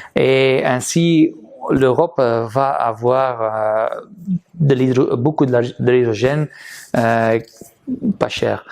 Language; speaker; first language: French; non-native, fluent; Dutch